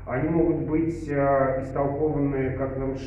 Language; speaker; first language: Russian; native; Russian